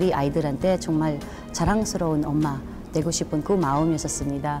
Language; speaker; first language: Korean; non-native, fluent; Filipino